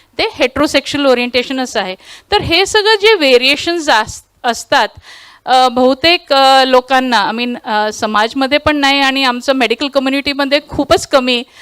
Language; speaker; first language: Marathi; non-native, local second language; Tulu